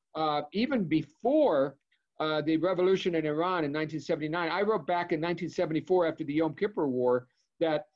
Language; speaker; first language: English; native; English